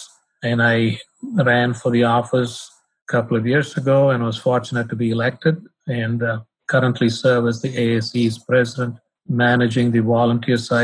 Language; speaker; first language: English; non-native, local second language; Tamil